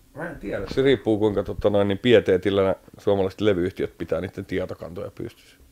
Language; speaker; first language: Finnish; native; Finnish